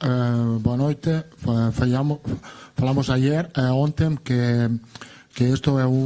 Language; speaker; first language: Portuguese; non-native, learner; Italian